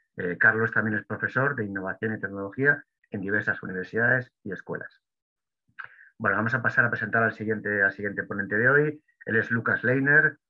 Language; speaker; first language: Spanish; native; Spanish